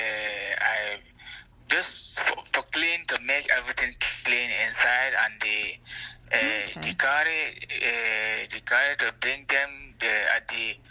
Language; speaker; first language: English; non-native, local second language; Fula